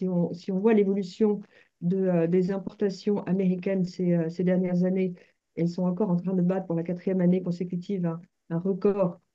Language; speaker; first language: French; native; French